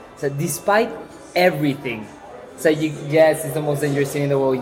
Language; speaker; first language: English; non-native, fluent; Spanish